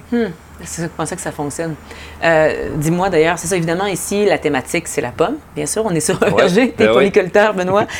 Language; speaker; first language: French; native; French